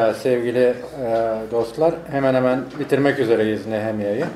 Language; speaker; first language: Turkish; native; Turkish